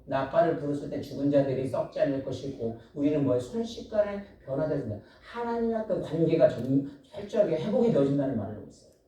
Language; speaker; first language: Korean; native; Korean